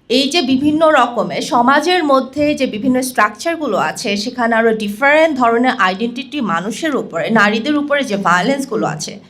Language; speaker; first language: Bangla; non-native, local second language; Chakma